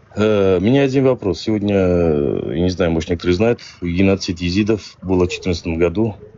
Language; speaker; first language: Russian; non-native, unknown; Kurdish